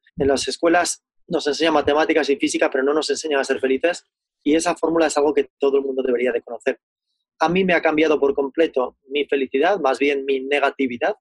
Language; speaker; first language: Spanish; native; Spanish